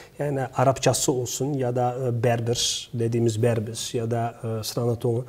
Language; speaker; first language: Turkish; early bilingual, heritage; Turkish